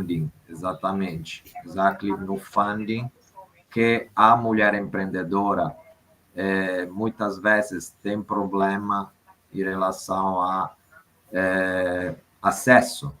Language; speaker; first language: Portuguese; non-native, fluent; Italian